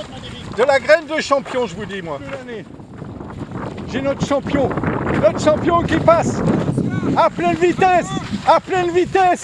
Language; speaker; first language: French; native; French